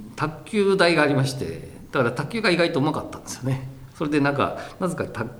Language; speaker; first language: Japanese; native; Japanese